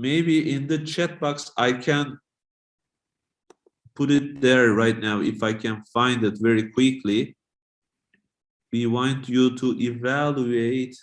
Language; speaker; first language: English; non-native, fluent; Turkish